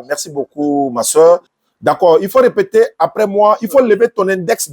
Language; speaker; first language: French; non-native, local second language; Dyula